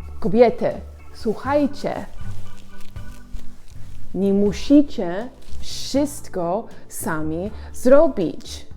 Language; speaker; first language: Polish; non-native, learner; English